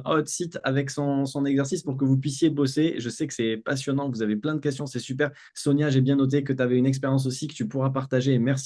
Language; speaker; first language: French; native; French